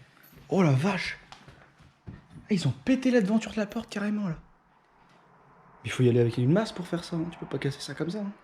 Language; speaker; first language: French; native; French